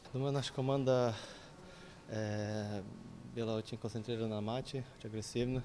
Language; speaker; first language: Russian; non-native, learner; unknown